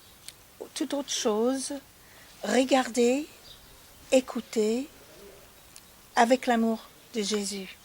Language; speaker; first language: French; non-native, fluent; English